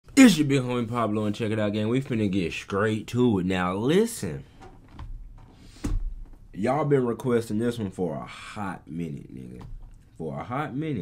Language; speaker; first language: English; native; English